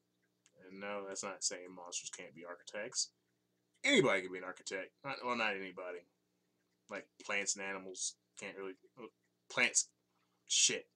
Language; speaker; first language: English; native; English